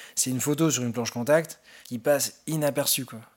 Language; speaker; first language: French; native; French